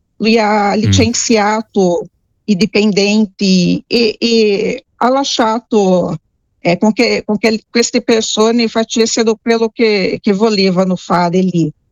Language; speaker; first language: Italian; non-native, fluent; Portuguese